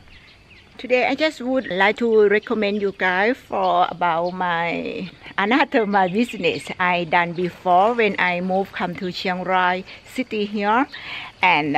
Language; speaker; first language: English; non-native, learner; Thai